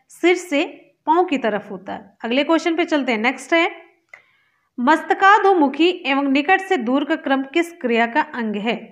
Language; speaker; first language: Hindi; native; Hindi